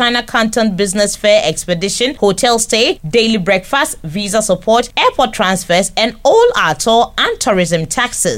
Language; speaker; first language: English; non-native, local second language; Akan